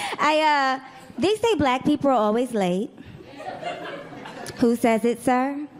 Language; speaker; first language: English; native; English